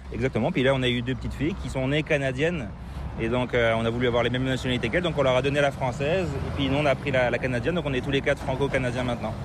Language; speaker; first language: French; native; French